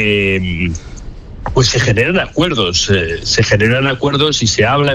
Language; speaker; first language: Spanish; native; Spanish